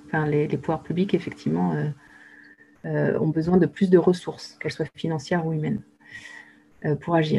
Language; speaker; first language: French; native; French